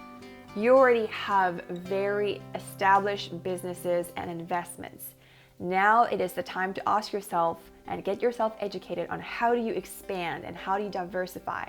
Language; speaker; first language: English; early bilingual, other home language; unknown